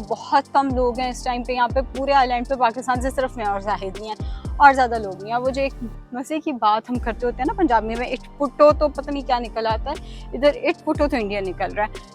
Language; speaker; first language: Urdu; native; Urdu